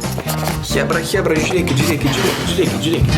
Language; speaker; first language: Lithuanian; native; Lithuanian